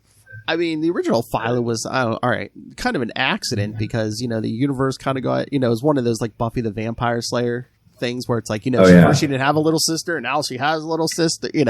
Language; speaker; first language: English; native; English